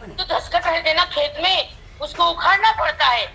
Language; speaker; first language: Hindi; non-native, local second language; Marathi